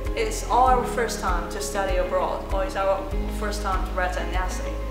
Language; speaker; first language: English; non-native, fluent; Chinese